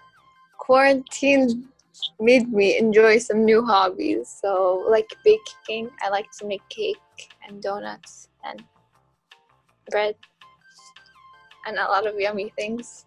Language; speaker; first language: English; non-native, fluent; Arabic